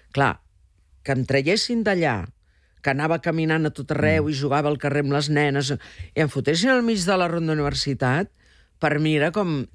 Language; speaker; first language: Catalan; early bilingual, heritage; Catalan